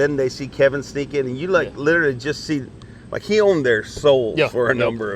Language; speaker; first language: English; native; English